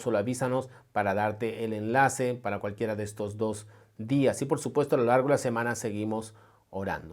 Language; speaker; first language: Spanish; native; Spanish